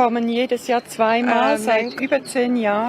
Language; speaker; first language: German; non-native, learner; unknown